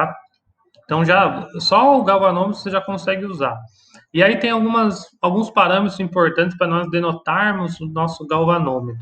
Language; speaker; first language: Portuguese; native; Portuguese